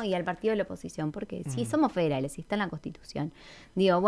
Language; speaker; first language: Spanish; native; Spanish